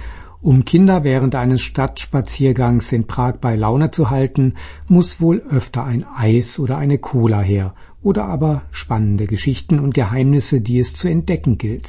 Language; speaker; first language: German; native; German